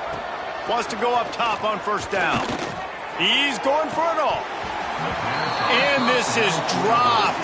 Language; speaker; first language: English; native; English